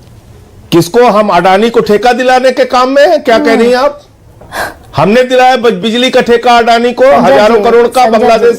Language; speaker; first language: Hindi; native; Hindi